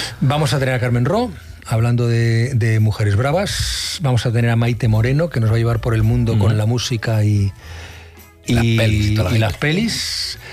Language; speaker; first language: Spanish; native; Spanish